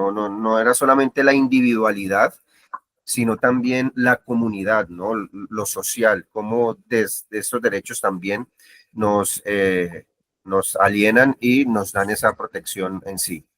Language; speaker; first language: Spanish; native; Spanish